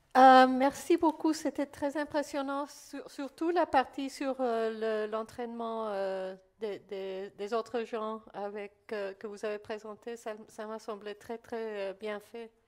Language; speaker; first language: French; non-native, fluent; Spanish